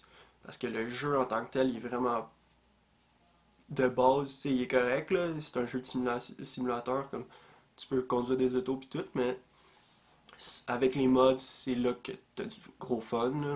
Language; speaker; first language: French; native; French